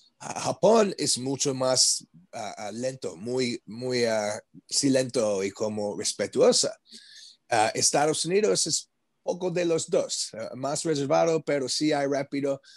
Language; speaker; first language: Spanish; non-native, learner; English